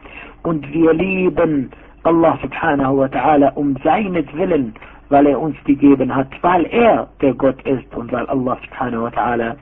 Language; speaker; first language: German; non-native, fluent; Arabic